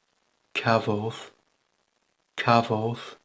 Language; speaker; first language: Welsh; non-native, learner; English